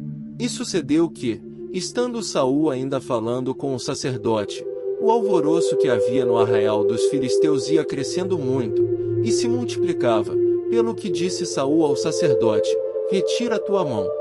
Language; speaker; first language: Portuguese; native; Portuguese